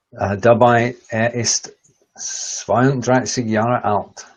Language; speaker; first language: German; non-native, learner; English